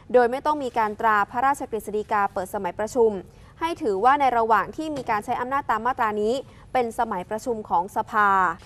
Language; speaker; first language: Thai; native; Thai